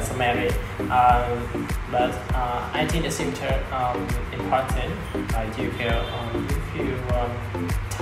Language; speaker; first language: English; non-native, learner; Vietnamese